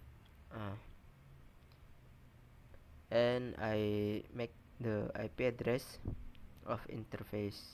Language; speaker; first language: English; non-native, learner; Indonesian